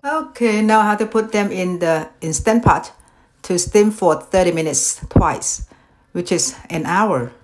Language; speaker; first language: English; non-native, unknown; Vietnamese